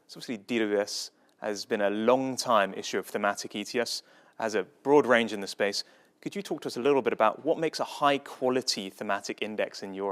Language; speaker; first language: English; native; English